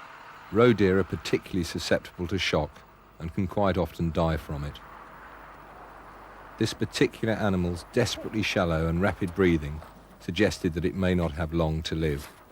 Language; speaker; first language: English; native; English